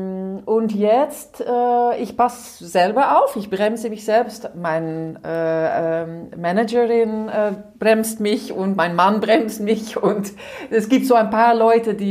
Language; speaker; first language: German; non-native, fluent; Dutch